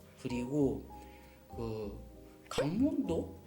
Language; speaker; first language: Korean; non-native, learner; Japanese